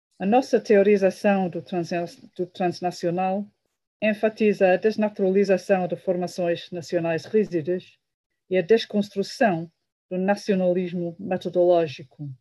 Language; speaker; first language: Portuguese; non-native, fluent; English